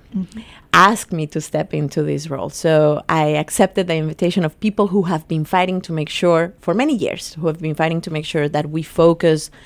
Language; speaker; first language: English; early bilingual, other home language; Spanish